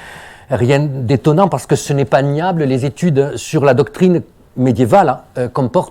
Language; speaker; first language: French; native; French